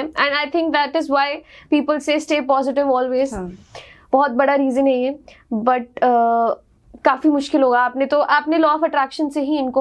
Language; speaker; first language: Hindi; native; Hindi